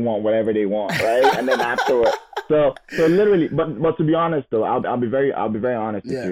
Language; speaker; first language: English; non-native, local second language; Igbo